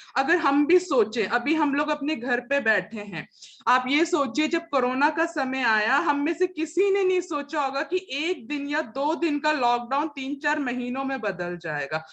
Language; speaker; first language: Hindi; non-native, local second language; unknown